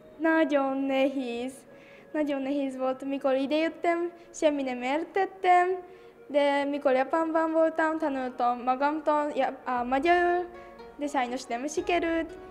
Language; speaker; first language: Hungarian; non-native, learner; Japanese